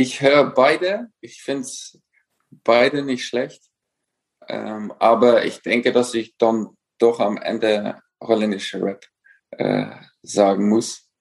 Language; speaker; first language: German; non-native, fluent; Dutch